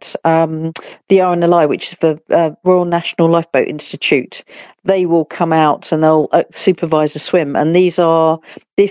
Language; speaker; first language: English; native; English